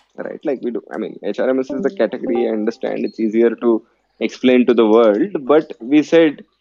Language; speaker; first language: English; non-native, local second language; Telugu